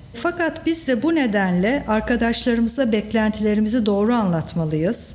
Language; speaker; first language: Turkish; native; Turkish